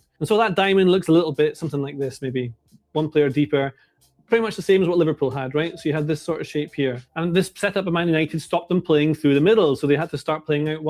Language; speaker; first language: English; native; English